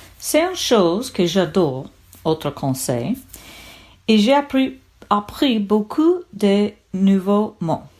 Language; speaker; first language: French; non-native, learner; English